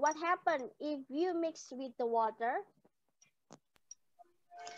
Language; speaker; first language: English; non-native, learner; Indonesian